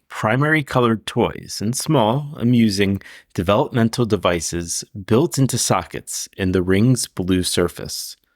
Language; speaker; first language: English; native; English